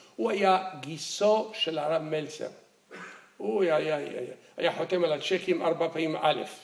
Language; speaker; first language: Hebrew; early bilingual, other home language; Arabic